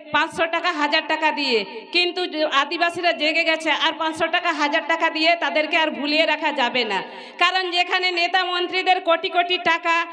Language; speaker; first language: Bangla; non-native, local second language; Santali